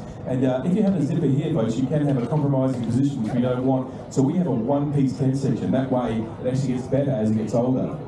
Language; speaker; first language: English; native; English